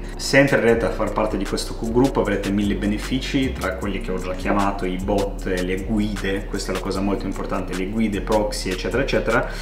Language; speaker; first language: Italian; early bilingual, other home language; Russian